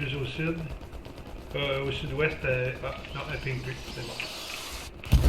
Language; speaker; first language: French; native; French